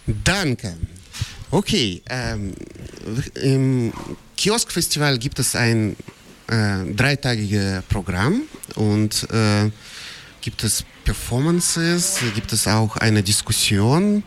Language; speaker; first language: German; non-native, fluent; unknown